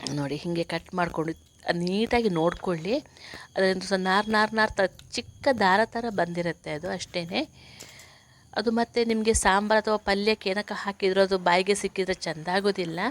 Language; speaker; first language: Kannada; non-native, local second language; Tulu